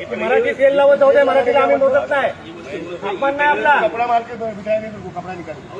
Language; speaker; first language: Marathi; native; Marathi